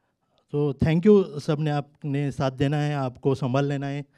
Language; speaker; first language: Hindi; non-native, local second language; Marathi